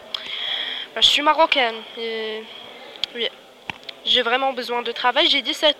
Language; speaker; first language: French; non-native, local second language; Arabic